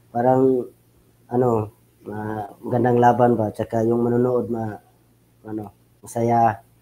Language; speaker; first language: Filipino; non-native, local second language; Cebuano